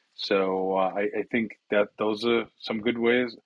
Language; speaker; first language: English; early bilingual, other home language; Italian